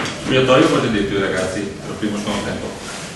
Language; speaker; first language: Italian; native; Italian